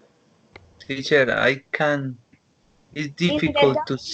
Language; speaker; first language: English; non-native, learner; Spanish